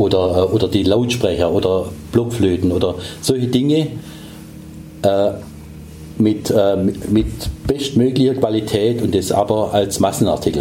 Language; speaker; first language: German; native; German